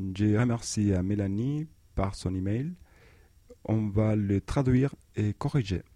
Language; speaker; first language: French; non-native, fluent; Spanish